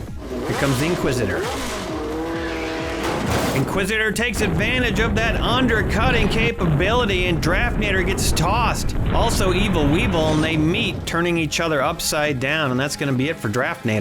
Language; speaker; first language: English; native; English